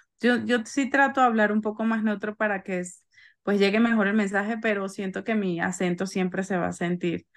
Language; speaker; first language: Spanish; native; Spanish